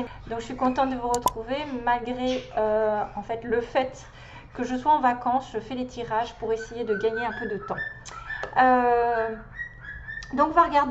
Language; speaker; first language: French; native; French